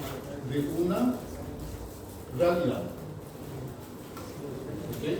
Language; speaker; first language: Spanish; non-native, fluent; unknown